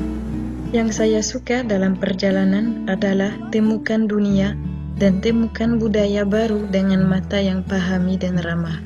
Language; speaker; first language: Indonesian; non-native, fluent; French